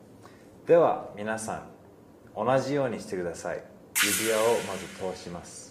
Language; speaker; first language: Japanese; early bilingual, heritage; English